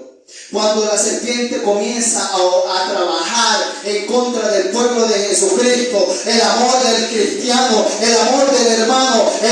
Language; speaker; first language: Spanish; native; Spanish